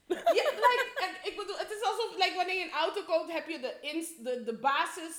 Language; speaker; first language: Dutch; early bilingual, heritage; Dutch